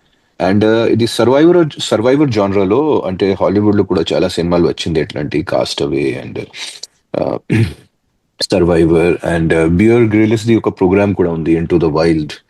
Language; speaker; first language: Telugu; non-native, fluent; Hindi